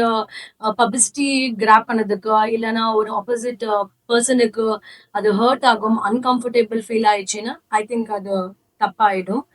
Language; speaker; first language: Tamil; non-native, learner; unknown